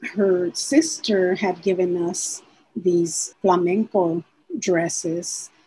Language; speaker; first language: English; early bilingual, other home language; Spanish